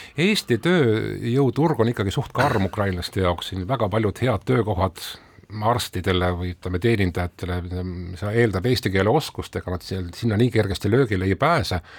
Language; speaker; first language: Estonian; non-native, local second language; Russian